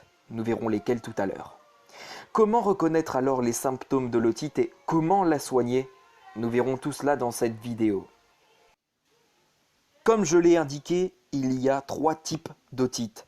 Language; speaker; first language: French; native; French